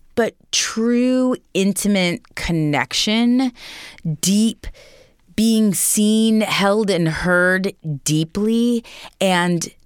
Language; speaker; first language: English; native; English